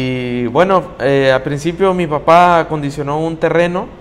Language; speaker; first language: Spanish; native; Spanish